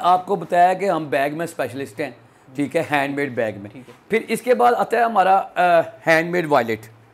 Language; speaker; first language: Urdu; non-native, local second language; Punjabi